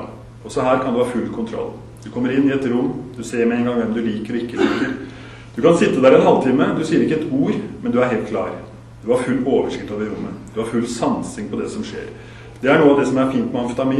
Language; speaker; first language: Norwegian; native; Norwegian